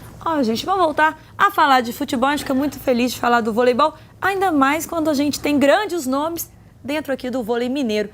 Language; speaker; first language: Portuguese; native; Portuguese